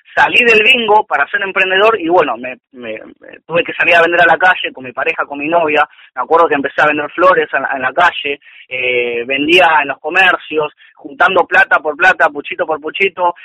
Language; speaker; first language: Spanish; native; Spanish